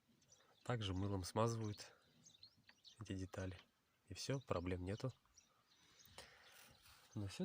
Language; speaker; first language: Russian; native; Russian